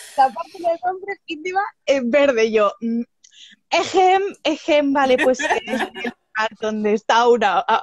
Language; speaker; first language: Spanish; native; Spanish